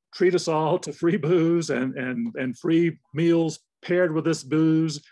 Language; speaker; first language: English; native; English